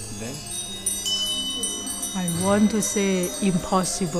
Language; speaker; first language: English; non-native, learner; Thai